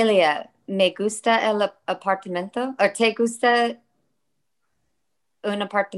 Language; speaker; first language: Spanish; non-native, learner; English